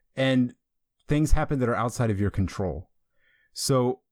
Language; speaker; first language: English; native; English